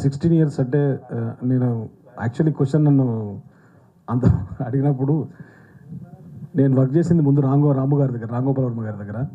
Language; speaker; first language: Telugu; native; Telugu